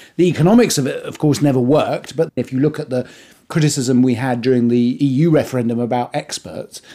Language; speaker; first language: English; early bilingual, other home language; Persian